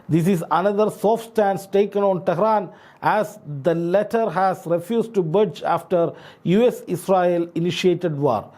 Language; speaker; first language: English; non-native, local second language; Malayalam